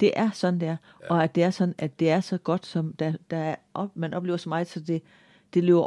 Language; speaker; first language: Danish; native; Danish